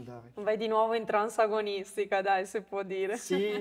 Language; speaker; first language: Italian; native; Italian